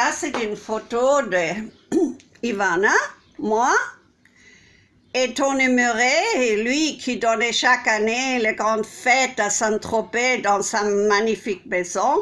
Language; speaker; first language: French; non-native, fluent; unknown